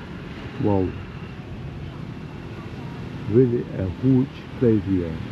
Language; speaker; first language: English; non-native, learner; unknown